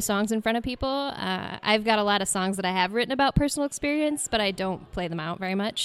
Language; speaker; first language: English; native; English